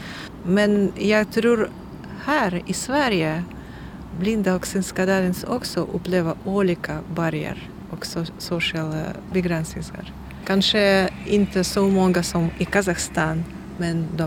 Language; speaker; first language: Swedish; non-native, learner; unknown